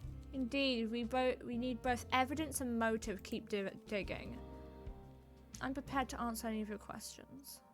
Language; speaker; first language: English; native; English